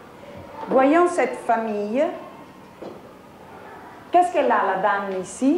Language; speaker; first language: French; non-native, fluent; Italian